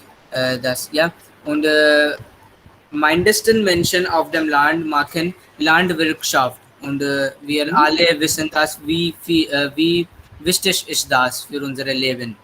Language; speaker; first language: German; non-native, learner; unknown